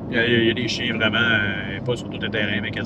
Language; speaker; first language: French; native; French